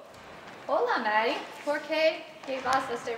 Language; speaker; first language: Spanish; non-native, learner; English